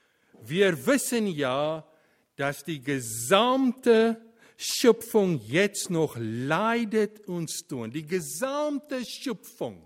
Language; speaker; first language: German; non-native, fluent; Afrikaans